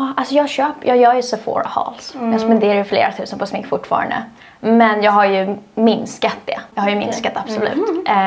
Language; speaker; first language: Swedish; early bilingual, other home language; Russian